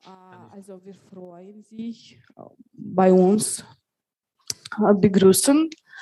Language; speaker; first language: German; non-native, learner; Russian